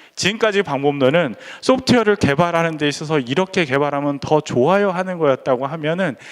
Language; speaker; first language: Korean; native; Korean